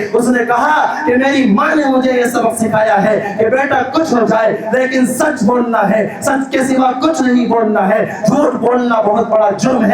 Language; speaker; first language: Urdu; native; Urdu